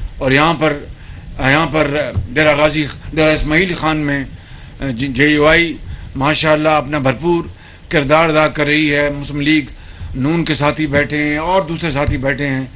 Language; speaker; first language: Urdu; non-native, local second language; Punjabi